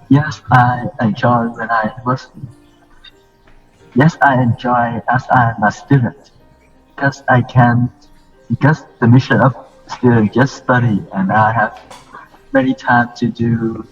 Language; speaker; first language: English; non-native, learner; Vietnamese